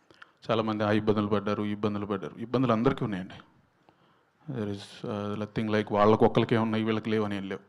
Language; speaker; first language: Telugu; native; Telugu